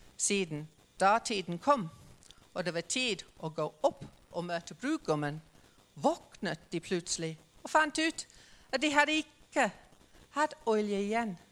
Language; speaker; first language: Norwegian; non-native, fluent; English